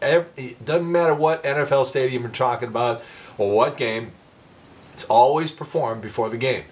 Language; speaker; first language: English; native; English